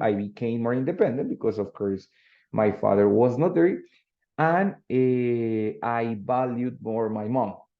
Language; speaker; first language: English; non-native, fluent; Spanish